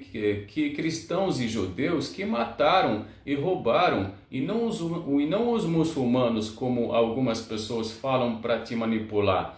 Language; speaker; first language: Portuguese; non-native, learner; Arabic